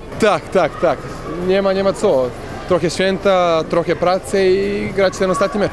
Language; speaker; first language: Polish; non-native, learner; Serbian